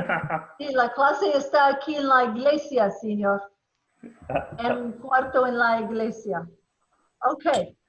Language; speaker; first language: Spanish; non-native, fluent; English